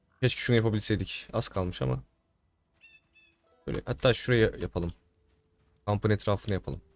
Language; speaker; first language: Turkish; native; Turkish